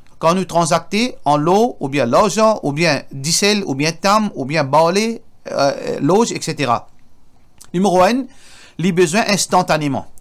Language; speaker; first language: French; non-native, local second language; Morisyen